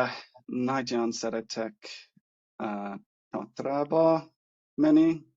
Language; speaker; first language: Hungarian; non-native, learner; English